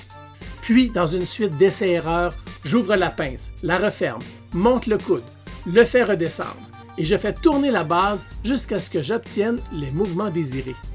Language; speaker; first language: French; native; French